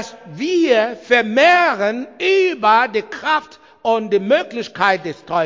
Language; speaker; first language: German; non-native, learner; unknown